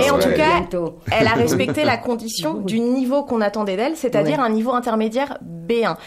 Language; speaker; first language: French; native; French